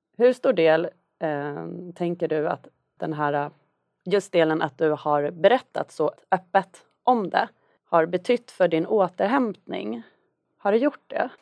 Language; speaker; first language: Swedish; native; Swedish